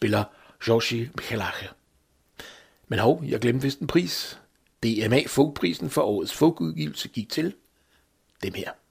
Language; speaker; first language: Danish; native; Danish